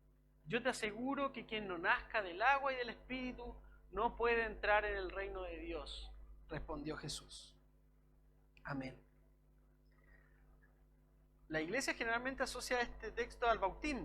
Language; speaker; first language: Spanish; native; Spanish